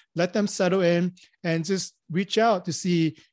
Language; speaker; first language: English; non-native, local second language; Cantonese